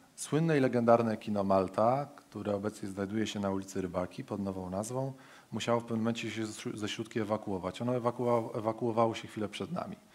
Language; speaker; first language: Polish; native; Polish